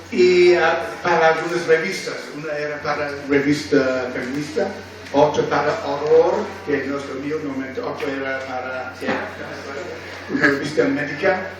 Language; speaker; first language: Spanish; non-native, fluent; English